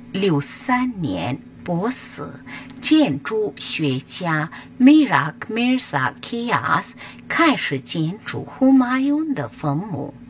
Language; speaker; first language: Chinese; non-native, learner; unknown